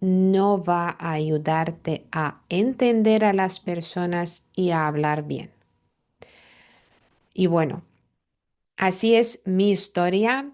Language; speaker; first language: Spanish; non-native, fluent; Lithuanian